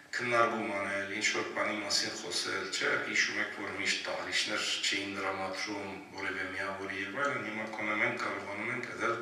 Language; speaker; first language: Armenian; early bilingual, heritage; Armenian